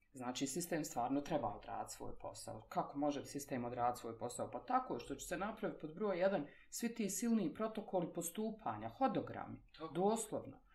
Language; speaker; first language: Bosnian; native; Bosnian